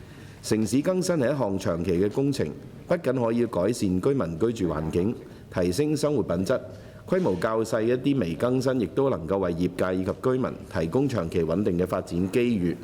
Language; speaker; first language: Cantonese; native; Cantonese